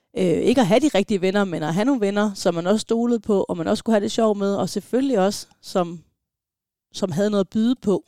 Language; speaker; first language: Danish; native; Danish